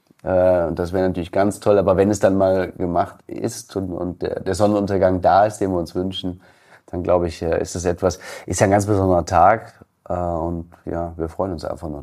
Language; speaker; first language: German; native; German